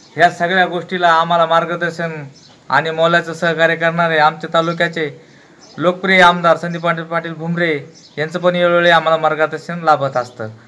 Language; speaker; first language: Marathi; native; Marathi